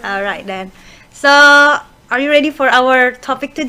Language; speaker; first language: English; non-native, fluent; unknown